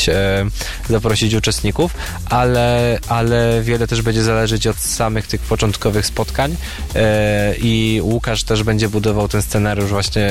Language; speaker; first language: Polish; native; Polish